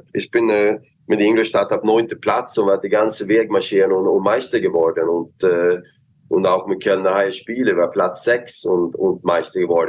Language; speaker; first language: German; non-native, learner; Swedish